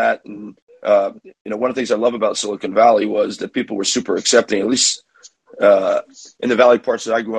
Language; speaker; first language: English; native; English